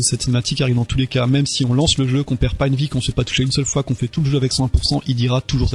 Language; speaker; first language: French; native; French